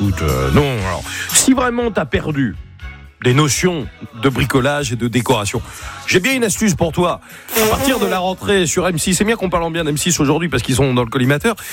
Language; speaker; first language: French; native; French